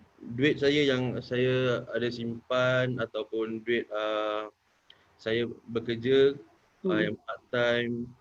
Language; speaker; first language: Malay; native; Malay